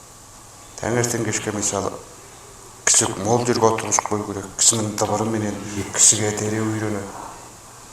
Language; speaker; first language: Mongolian; non-native, local second language; Kazakh